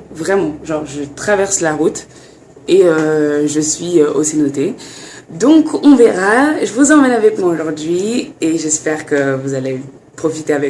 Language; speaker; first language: French; native; French